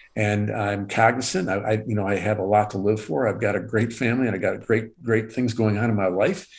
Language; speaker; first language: English; native; English